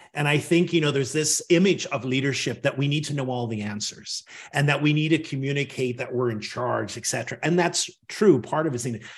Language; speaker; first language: English; native; English